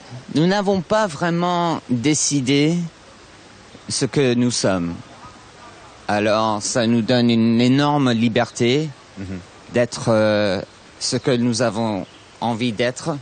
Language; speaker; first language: French; non-native, fluent; English